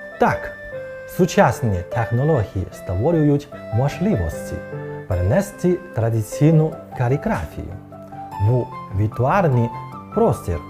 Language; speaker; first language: Ukrainian; non-native, fluent; Chinese